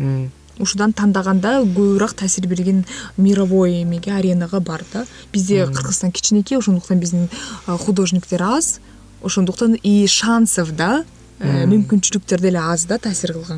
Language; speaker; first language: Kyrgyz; non-native, local second language; Russian